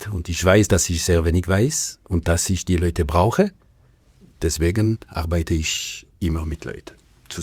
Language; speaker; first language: German; non-native, local second language; French